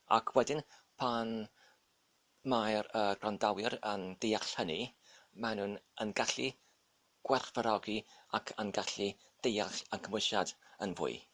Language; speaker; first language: Welsh; non-native, local second language; English